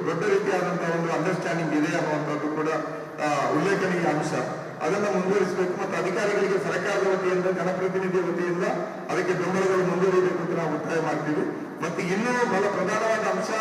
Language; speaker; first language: Kannada; non-native, local second language; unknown